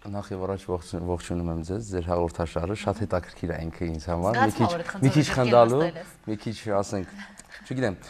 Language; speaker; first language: Armenian; native; Armenian